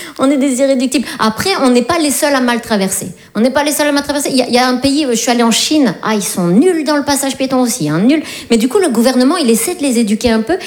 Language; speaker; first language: French; native; French